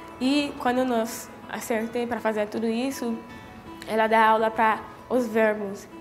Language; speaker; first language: Portuguese; non-native, learner; Haitian Creole